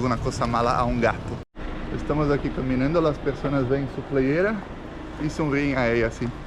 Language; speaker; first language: Spanish; non-native, fluent; Portuguese